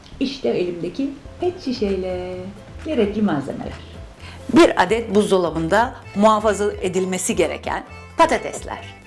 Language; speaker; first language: Turkish; native; Turkish